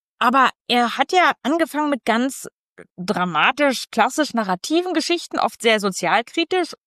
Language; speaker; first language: German; native; German